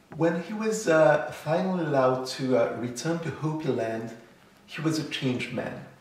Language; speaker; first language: English; non-native, fluent; French